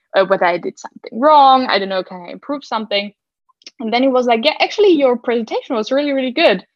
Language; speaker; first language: English; non-native, fluent; German